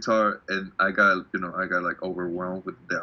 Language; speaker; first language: English; non-native, fluent; Spanish